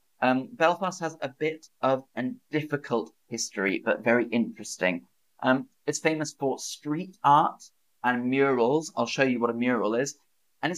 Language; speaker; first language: English; native; English